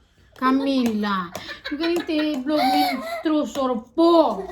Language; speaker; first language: Swedish; non-native, learner; Filipino